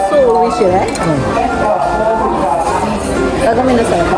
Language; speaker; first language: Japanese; non-native, learner; Cebuano